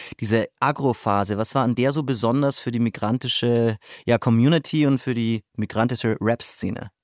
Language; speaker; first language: German; native; German